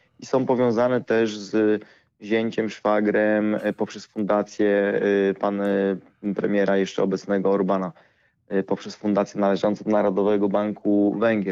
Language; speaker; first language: Polish; native; Polish